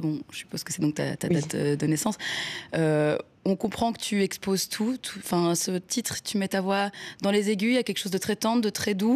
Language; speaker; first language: French; native; French